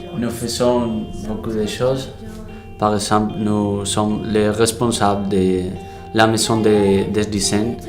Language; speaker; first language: French; non-native, learner; Spanish